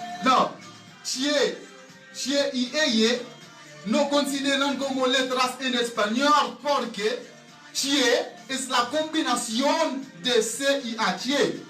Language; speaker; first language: Spanish; non-native, learner; Haitian Creole